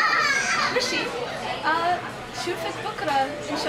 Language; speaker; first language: Arabic; non-native, learner; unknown